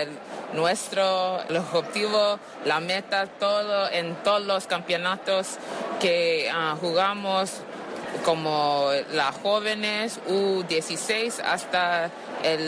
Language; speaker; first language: Spanish; non-native, learner; English